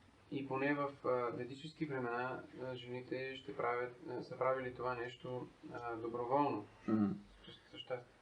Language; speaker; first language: Bulgarian; native; Bulgarian